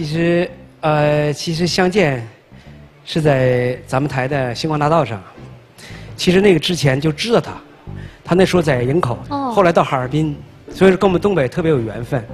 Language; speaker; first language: Chinese; native; Chinese